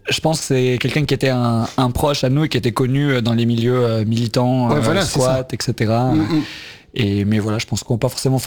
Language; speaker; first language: French; native; French